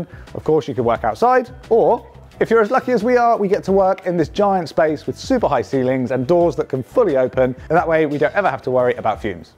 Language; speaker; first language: English; native; English